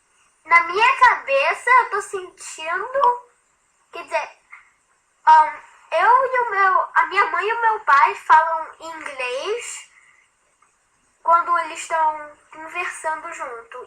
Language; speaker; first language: Portuguese; early bilingual, heritage; Portuguese